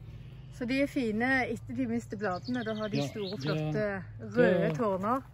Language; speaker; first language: Norwegian; native; Norwegian